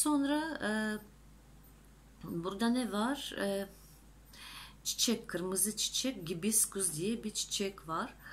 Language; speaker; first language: Turkish; non-native, fluent; Russian